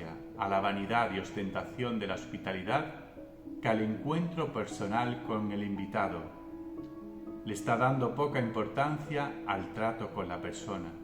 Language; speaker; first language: Spanish; native; Spanish